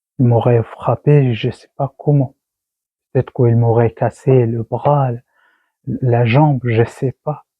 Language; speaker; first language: French; non-native, learner; Persian